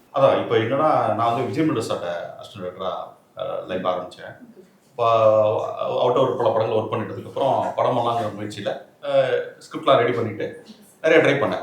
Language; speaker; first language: Tamil; native; Tamil